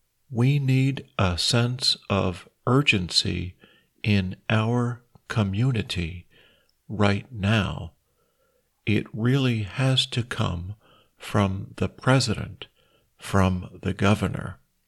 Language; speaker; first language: English; native; English